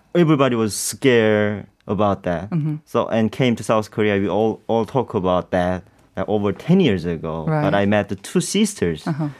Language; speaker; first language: English; non-native, learner; Korean